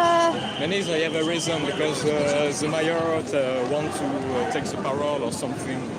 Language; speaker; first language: English; non-native, learner; French